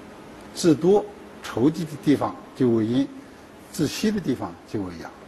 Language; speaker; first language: Chinese; native; Chinese